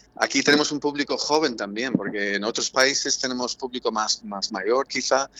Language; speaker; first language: Spanish; non-native, fluent; English